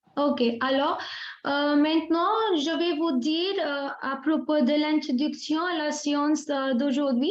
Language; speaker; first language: French; non-native, fluent; Hindi